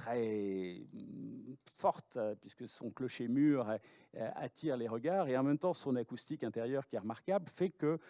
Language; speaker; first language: French; native; French